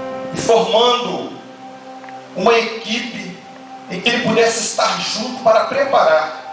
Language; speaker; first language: Portuguese; native; Portuguese